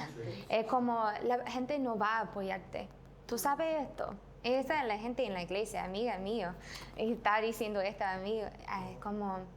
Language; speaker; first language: Spanish; non-native, learner; English